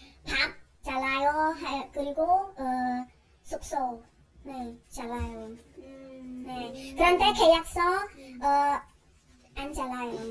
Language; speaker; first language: Korean; non-native, learner; Vietnamese